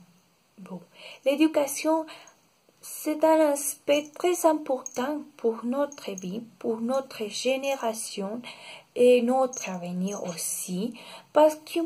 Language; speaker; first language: French; non-native, learner; Spanish